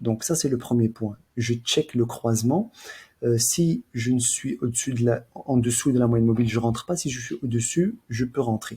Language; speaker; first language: French; native; French